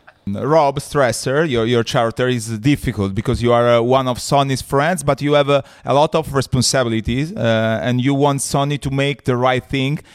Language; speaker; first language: English; non-native, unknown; Italian